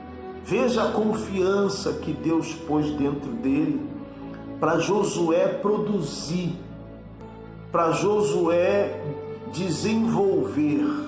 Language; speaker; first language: Portuguese; native; Portuguese